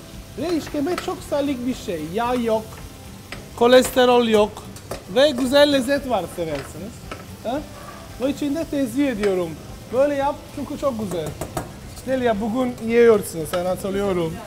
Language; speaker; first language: Turkish; non-native, learner; Italian